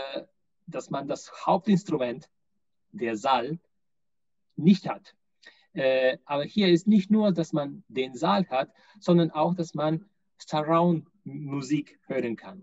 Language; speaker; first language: German; non-native, fluent; Spanish